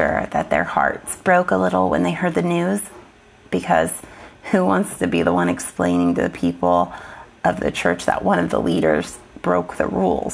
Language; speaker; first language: English; native; English